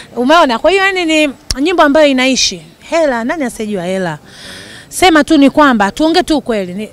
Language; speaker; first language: Swahili; native; Swahili